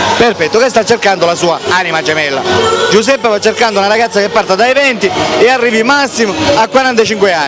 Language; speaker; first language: Italian; native; Italian